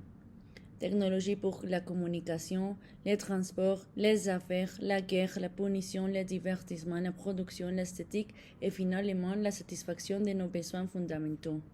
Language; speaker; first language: French; non-native, fluent; Spanish